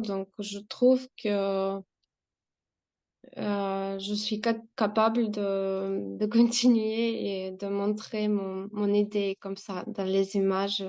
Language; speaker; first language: French; non-native, fluent; Russian